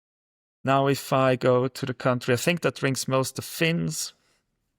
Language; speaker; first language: English; non-native, fluent; German